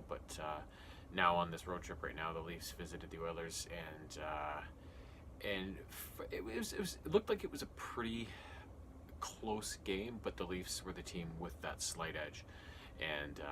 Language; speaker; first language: English; native; English